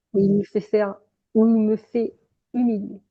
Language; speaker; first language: French; native; French